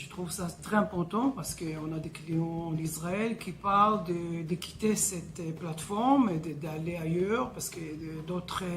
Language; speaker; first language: French; non-native, learner; Hebrew